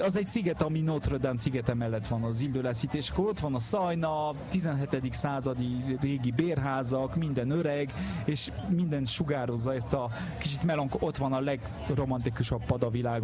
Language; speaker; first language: Hungarian; early bilingual, heritage; French